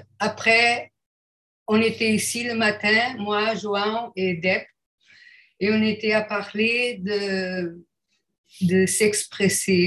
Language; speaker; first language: French; non-native, fluent; Portuguese